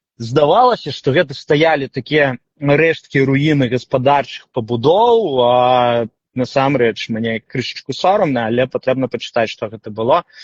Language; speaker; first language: Belarusian; non-native, local second language; Russian